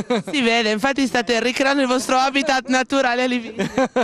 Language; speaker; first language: Italian; native; Italian